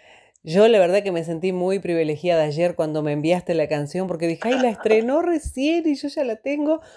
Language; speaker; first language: Spanish; native; Spanish